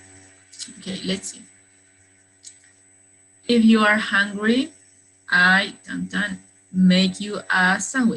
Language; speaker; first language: English; non-native, learner; Spanish